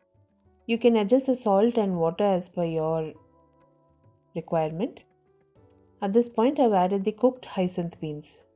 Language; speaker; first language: English; non-native, local second language; Tamil